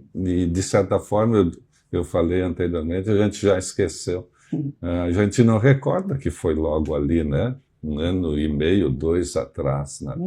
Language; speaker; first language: Portuguese; native; Portuguese